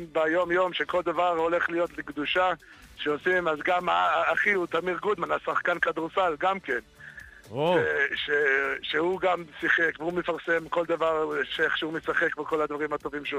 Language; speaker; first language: Hebrew; non-native, fluent; English